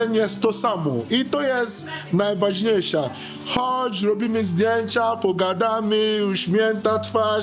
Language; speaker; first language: Polish; non-native, learner; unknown